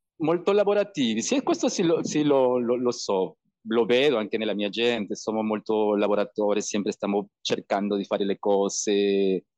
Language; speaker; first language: Italian; non-native, learner; Spanish